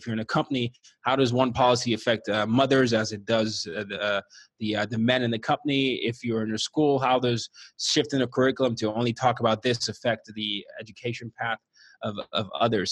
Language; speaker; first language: English; non-native, local second language; Yoruba